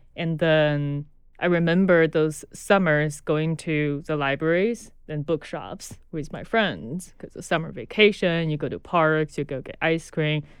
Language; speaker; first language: English; non-native, fluent; Chinese